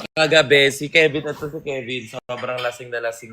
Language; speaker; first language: Filipino; native; Filipino